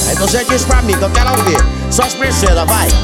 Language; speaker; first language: Portuguese; native; Portuguese